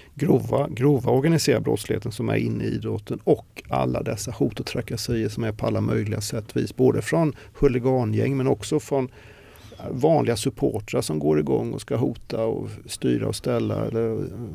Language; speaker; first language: Swedish; native; Swedish